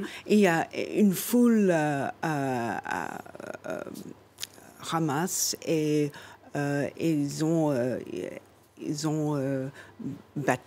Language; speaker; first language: French; non-native, fluent; English